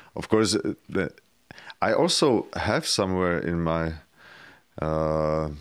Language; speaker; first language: English; non-native, fluent; Czech